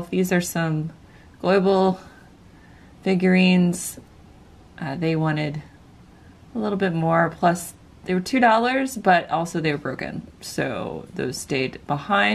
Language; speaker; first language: English; native; English